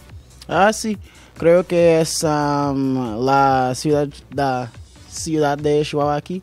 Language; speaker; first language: Spanish; non-native, learner; English